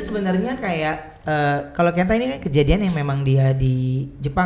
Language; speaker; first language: Indonesian; native; Indonesian